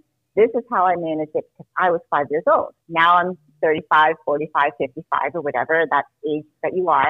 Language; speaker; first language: English; native; English